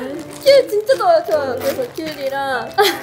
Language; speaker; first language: Korean; non-native, fluent; Japanese